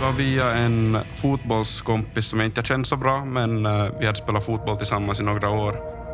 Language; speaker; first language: Swedish; native; Swedish